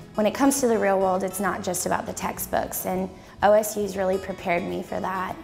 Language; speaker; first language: English; native; English